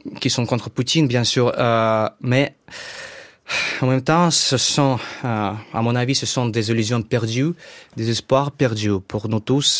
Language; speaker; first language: French; non-native, fluent; Russian